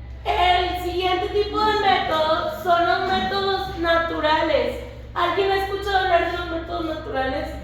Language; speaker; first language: Spanish; native; Spanish